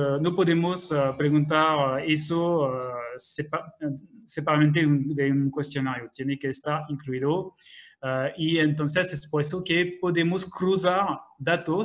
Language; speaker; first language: Spanish; non-native, fluent; French